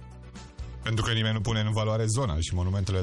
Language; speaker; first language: Romanian; native; Romanian